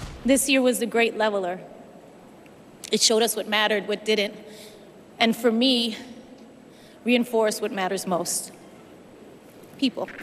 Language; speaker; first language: English; early bilingual, other home language; Spanish